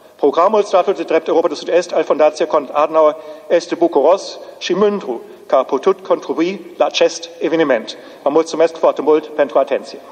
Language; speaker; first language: Romanian; non-native, fluent; German